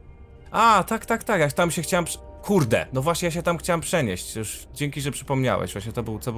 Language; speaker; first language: Polish; native; Polish